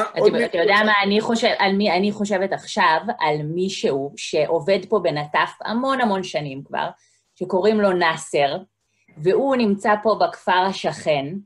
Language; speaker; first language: Hebrew; native; Hebrew